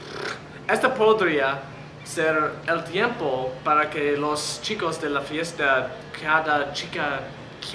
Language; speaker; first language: Spanish; non-native, learner; English